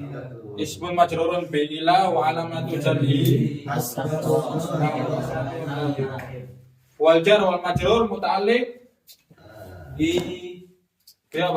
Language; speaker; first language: Arabic; non-native, fluent; Indonesian